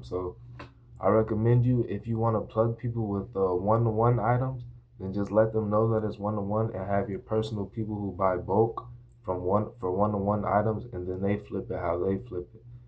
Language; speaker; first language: English; native; English